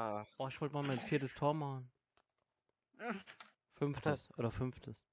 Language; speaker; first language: German; native; German